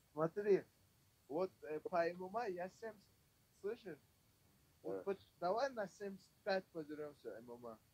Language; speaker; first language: Russian; non-native, local second language; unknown